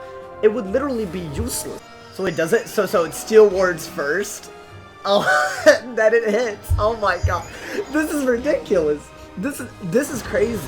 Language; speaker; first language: English; native; English